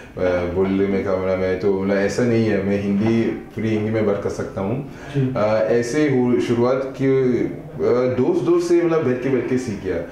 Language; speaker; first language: Hindi; non-native, fluent; Igbo